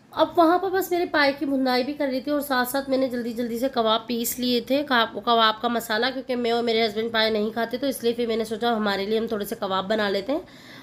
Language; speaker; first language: Urdu; native; Urdu